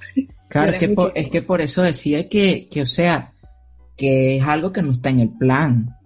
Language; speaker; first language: Spanish; native; Spanish